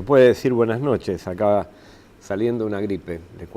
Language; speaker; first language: Spanish; native; Spanish